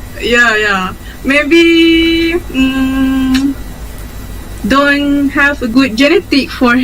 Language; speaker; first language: English; non-native, learner; Malay